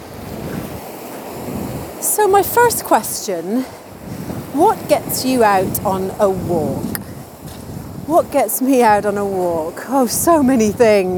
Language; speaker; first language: English; native; English